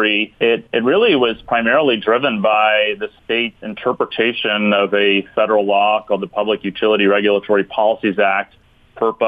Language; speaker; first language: English; native; English